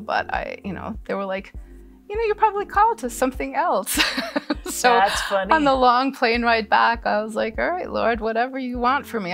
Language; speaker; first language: English; native; English